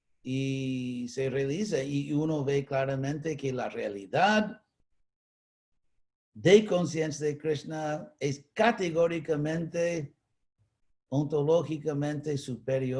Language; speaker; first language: Spanish; non-native, fluent; English